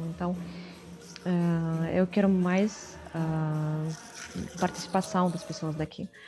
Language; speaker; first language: Portuguese; non-native, fluent; Russian